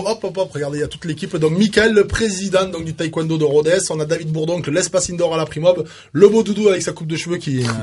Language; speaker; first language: French; native; French